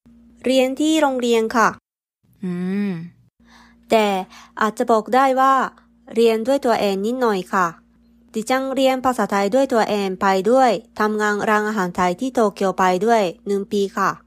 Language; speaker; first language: Thai; non-native, fluent; Japanese